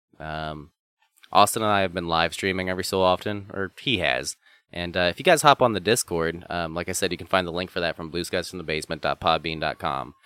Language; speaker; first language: English; native; English